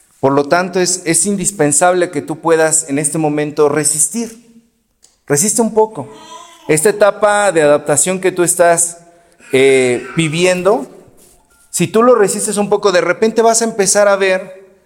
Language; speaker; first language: Spanish; native; Spanish